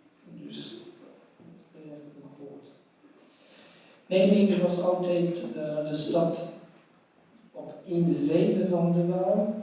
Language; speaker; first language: Dutch; non-native, local second language; French